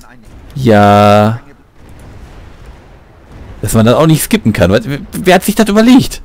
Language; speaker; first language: German; native; German